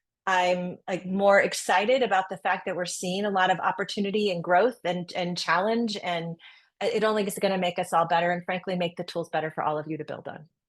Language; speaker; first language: English; native; English